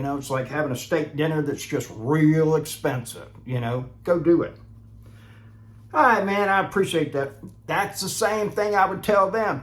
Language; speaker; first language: English; native; English